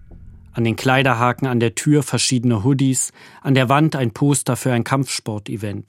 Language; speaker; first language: German; native; German